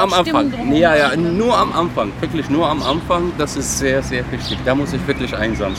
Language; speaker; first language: German; non-native, fluent; Arabic